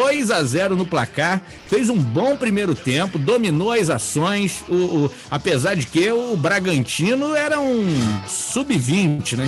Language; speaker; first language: Portuguese; native; Portuguese